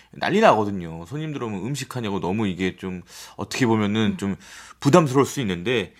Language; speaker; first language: Korean; native; Korean